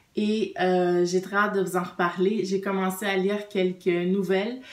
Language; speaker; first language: French; native; French